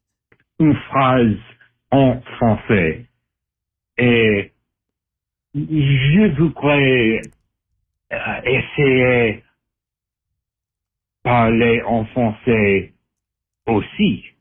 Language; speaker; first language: French; non-native, learner; English